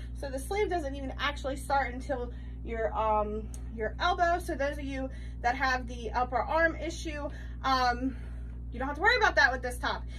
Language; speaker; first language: English; native; English